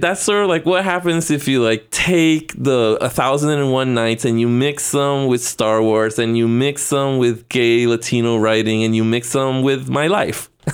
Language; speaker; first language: English; non-native, fluent; Spanish